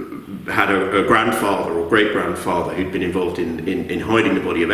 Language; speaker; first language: English; native; English